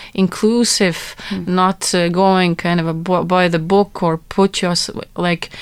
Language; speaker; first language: English; non-native, fluent; Latvian